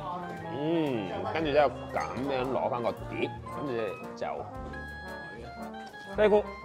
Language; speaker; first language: Cantonese; native; Cantonese